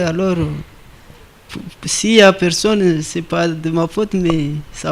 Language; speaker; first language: French; non-native, local second language; Comorian